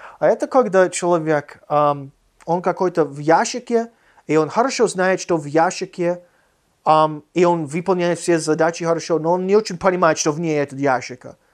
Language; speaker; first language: Russian; non-native, fluent; English